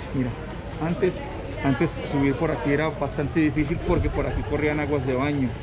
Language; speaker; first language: Spanish; native; Spanish